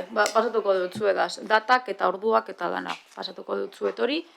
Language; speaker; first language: Basque; native; Basque